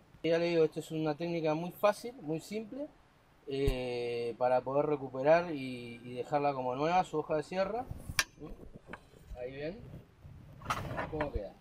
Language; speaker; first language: Spanish; native; Spanish